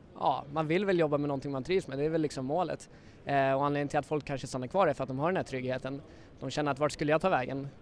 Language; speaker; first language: Swedish; native; Swedish